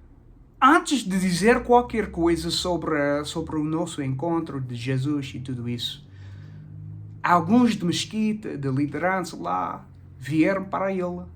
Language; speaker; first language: Portuguese; non-native, fluent; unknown